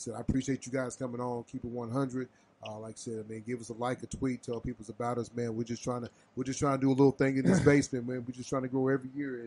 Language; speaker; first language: English; native; English